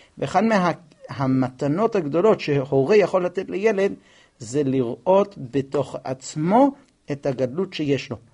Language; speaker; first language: Hebrew; non-native, fluent; English